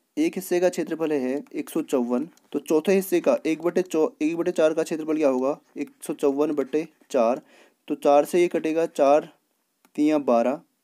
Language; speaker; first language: Hindi; native; Hindi